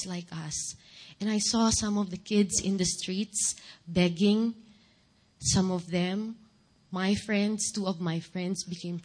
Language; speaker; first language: English; non-native, local second language; Filipino